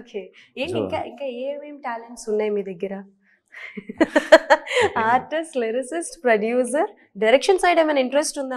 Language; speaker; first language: Telugu; native; Telugu